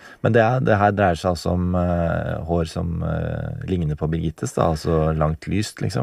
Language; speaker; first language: Norwegian; native; Norwegian